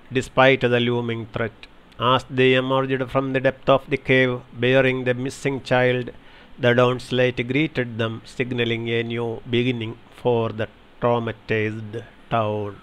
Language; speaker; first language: English; non-native, local second language; Malayalam